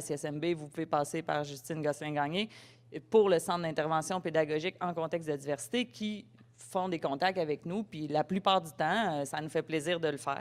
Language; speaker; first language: French; native; French